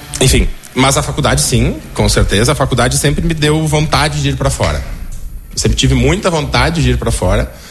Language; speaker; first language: Portuguese; native; Portuguese